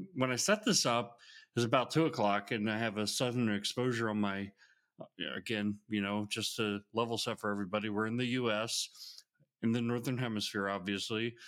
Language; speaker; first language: English; native; English